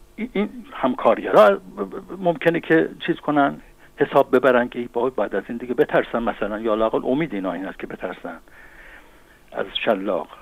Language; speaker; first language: Persian; non-native, local second language; Azerbaijani